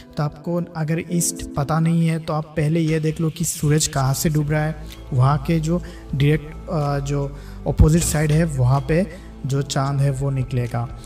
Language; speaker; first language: Hindi; native; Hindi